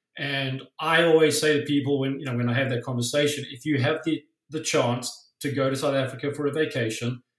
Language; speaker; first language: English; native; English